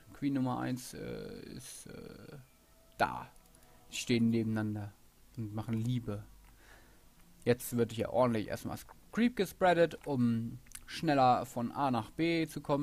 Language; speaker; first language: German; native; German